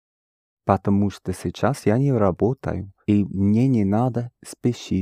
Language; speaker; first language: Russian; non-native, learner; English